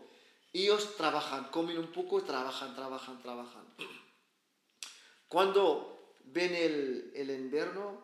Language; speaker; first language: Spanish; non-native, learner; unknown